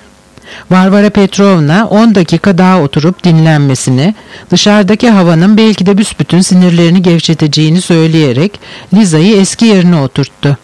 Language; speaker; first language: Turkish; native; Turkish